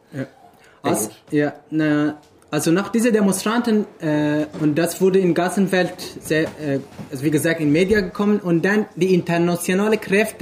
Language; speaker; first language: German; non-native, fluent; Kurdish